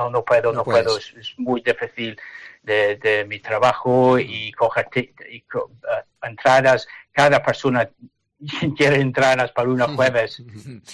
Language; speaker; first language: Spanish; non-native, learner; English